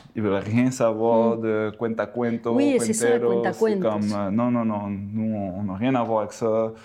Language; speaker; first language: French; early bilingual, other home language; Spanish